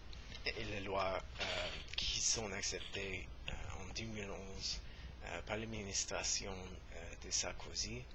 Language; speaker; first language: French; non-native, learner; English